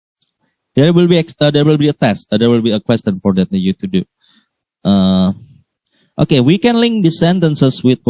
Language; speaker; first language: English; non-native, learner; Indonesian